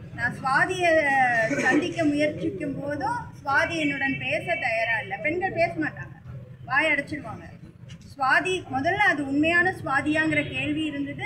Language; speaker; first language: Tamil; native; Tamil